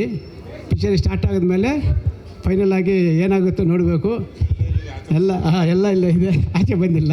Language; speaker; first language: Kannada; non-native, learner; Telugu